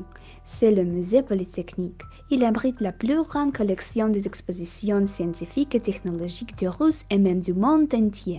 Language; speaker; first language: French; non-native, learner; Russian